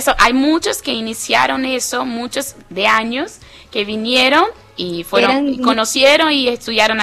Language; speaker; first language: Spanish; non-native, fluent; Portuguese